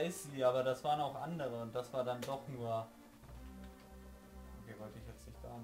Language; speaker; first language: German; native; German